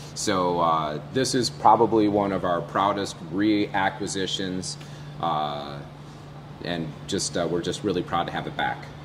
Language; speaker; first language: English; native; English